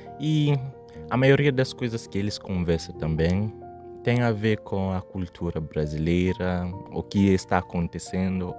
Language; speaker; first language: Portuguese; non-native, fluent; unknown